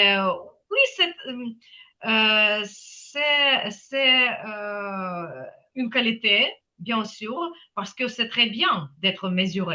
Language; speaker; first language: French; non-native, fluent; Ukrainian